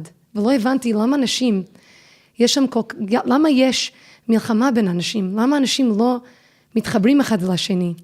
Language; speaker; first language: Hebrew; non-native, fluent; English